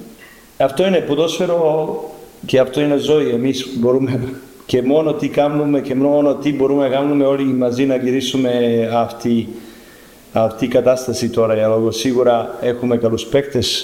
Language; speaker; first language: Greek; non-native, learner; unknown